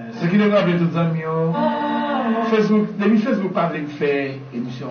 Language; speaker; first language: French; native; French